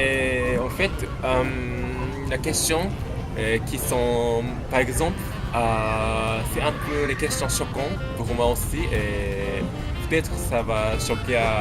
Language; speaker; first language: French; non-native, learner; Japanese